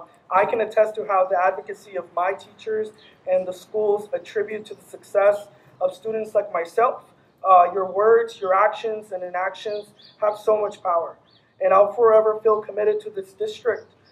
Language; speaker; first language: English; early bilingual, other home language; Spanish